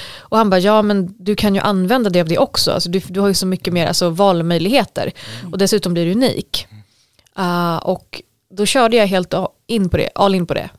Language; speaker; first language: Swedish; native; Swedish